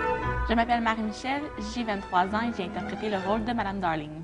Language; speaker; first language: French; native; French